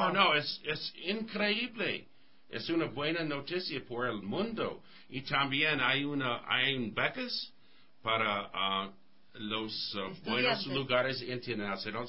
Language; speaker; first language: Spanish; non-native, learner; English